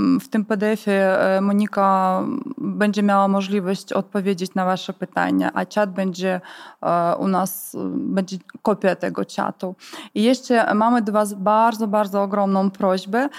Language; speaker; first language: Polish; non-native, fluent; Ukrainian